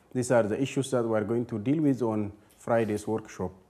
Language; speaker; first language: English; non-native, fluent; Amharic